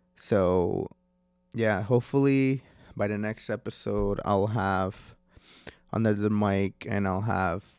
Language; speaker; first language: English; non-native, fluent; Spanish